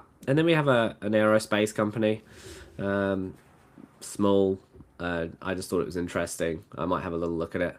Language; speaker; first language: English; native; English